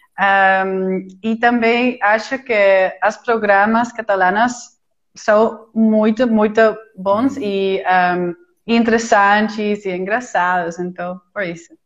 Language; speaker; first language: Portuguese; non-native, fluent; Dutch